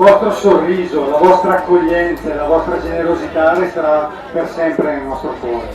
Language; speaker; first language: Italian; native; Italian